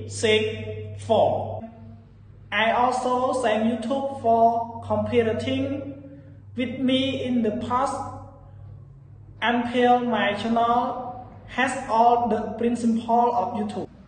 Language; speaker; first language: English; non-native, learner; Khmer